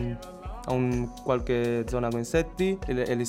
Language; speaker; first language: Italian; non-native, learner; Chinese